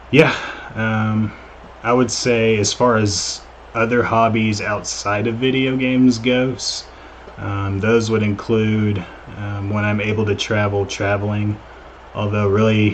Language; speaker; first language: English; native; English